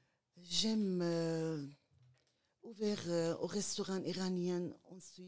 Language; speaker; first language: French; non-native, learner; Persian